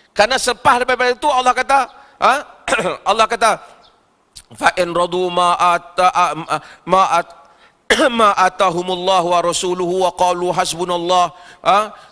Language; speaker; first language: Malay; native; Malay